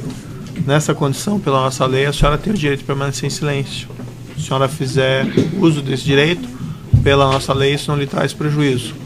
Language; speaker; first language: Portuguese; native; Portuguese